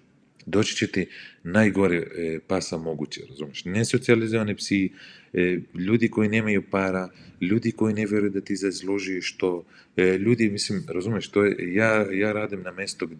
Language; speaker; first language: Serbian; non-native, learner; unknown